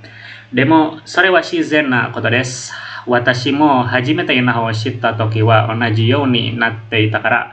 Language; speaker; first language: Japanese; non-native, learner; Indonesian